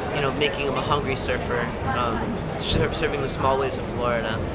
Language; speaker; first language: English; native; English